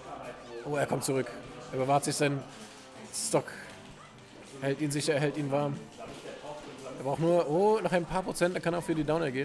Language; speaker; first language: German; native; German